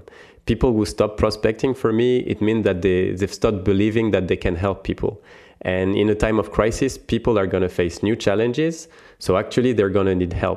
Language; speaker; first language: English; non-native, fluent; French